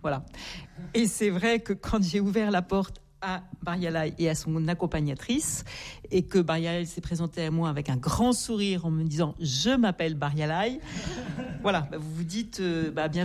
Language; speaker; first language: French; native; French